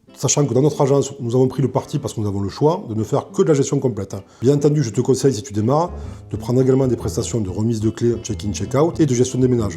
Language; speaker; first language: French; native; French